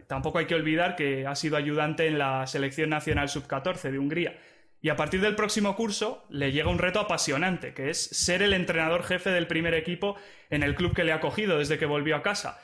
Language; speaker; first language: Spanish; native; Spanish